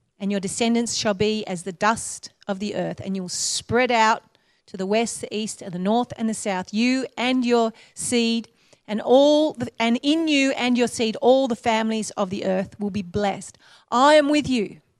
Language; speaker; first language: English; native; English